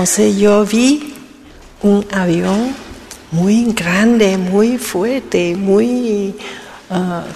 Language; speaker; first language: Spanish; non-native, learner; Vietnamese